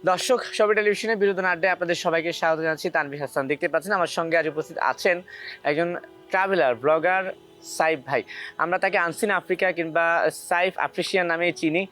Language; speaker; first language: Bangla; native; Bangla